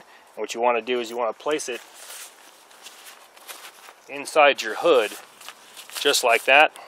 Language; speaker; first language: English; native; English